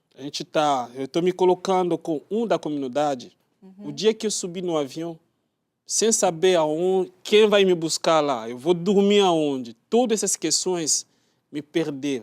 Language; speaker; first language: Portuguese; non-native, learner; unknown